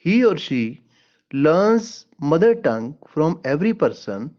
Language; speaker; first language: English; non-native, local second language; Punjabi